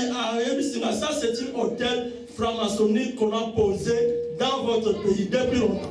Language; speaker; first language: French; non-native, local second language; Lingala